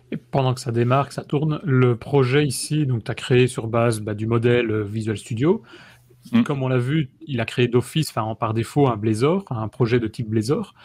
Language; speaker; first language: French; native; French